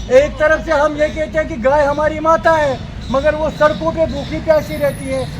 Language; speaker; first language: Hindi; non-native, local second language; Kashmiri